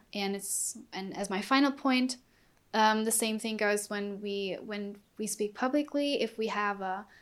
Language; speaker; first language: English; non-native, fluent; German